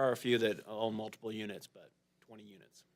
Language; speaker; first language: English; native; English